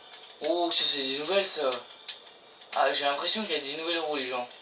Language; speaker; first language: French; native; French